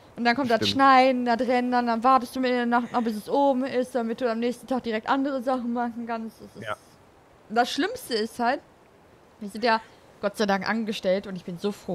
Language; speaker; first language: German; native; German